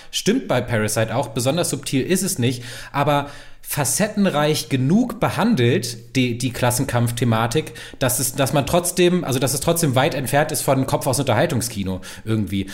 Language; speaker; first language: German; native; German